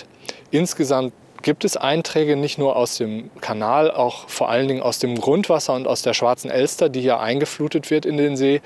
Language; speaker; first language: German; native; German